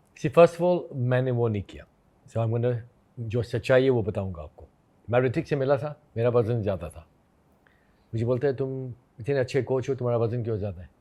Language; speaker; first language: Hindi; non-native, fluent; English